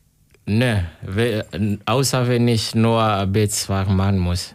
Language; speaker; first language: German; non-native, learner; Kinyarwanda